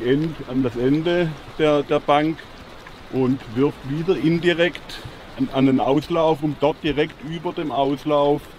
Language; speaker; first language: German; native; German